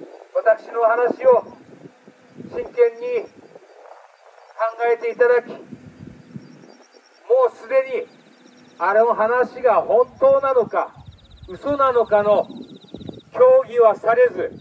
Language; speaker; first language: Japanese; native; Japanese